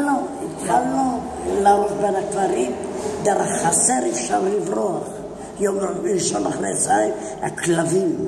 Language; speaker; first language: Hebrew; non-native, fluent; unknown